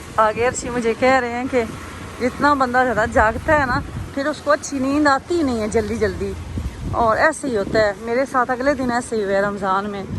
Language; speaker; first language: Urdu; native; Urdu